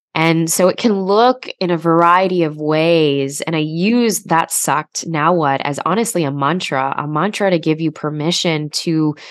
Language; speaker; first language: English; native; English